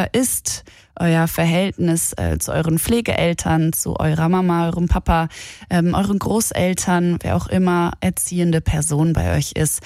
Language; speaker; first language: German; native; German